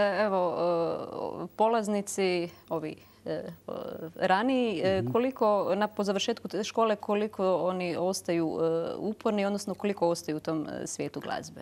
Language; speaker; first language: Croatian; native; Croatian